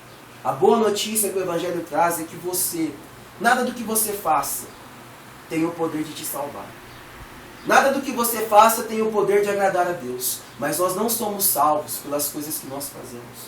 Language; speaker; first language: Portuguese; native; Portuguese